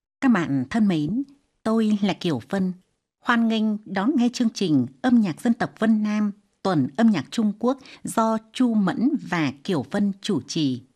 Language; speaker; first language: Vietnamese; non-native, fluent; Chinese